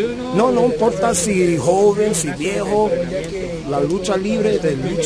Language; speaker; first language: Spanish; early bilingual, heritage; English